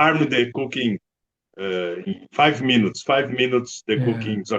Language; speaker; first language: English; non-native, learner; Portuguese